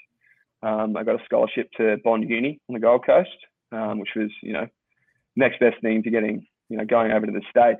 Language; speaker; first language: English; native; English